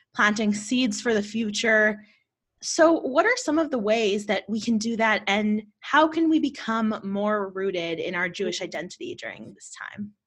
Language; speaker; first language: English; native; English